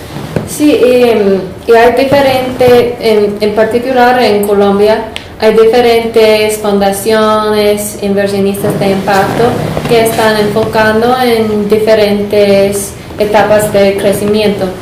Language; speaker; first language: Spanish; non-native, fluent; English